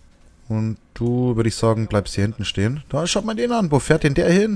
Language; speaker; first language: German; native; German